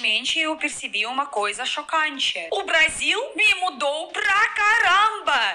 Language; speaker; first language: Portuguese; non-native, fluent; Russian